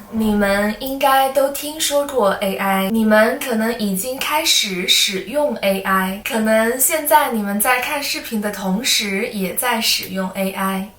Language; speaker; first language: Chinese; native; Chinese